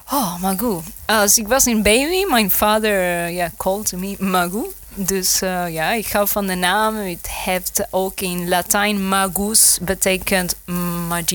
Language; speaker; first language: Dutch; non-native, learner; Spanish